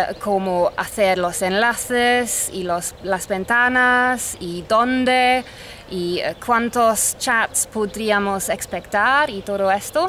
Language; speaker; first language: Spanish; non-native, fluent; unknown